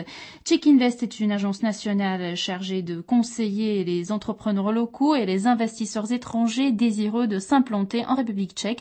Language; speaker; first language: French; non-native, fluent; Czech